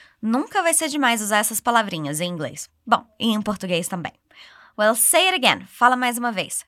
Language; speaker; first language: Portuguese; native; Portuguese